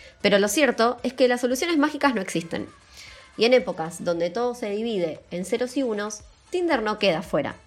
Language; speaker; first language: Spanish; native; Spanish